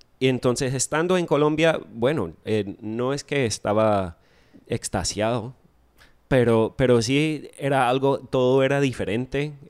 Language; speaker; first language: Spanish; non-native, fluent; English